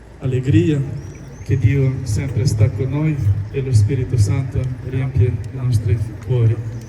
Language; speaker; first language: Italian; non-native, fluent; Ukrainian